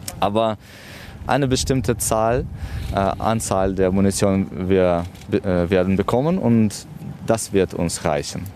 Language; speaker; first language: German; non-native, fluent; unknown